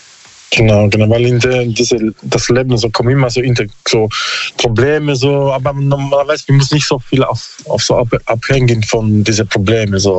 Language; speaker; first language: German; non-native, learner; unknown